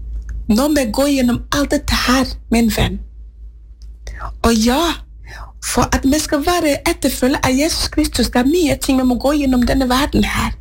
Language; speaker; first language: Norwegian; non-native, fluent; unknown